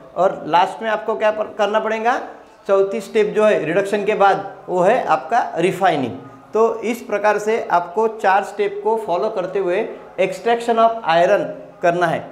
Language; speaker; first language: Hindi; non-native, local second language; Marathi